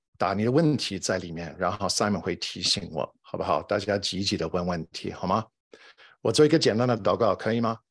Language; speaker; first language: Chinese; non-native, fluent; English